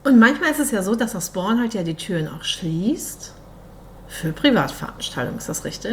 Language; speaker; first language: German; native; German